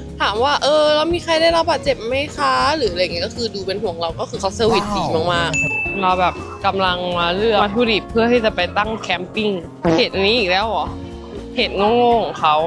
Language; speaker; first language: Thai; native; Thai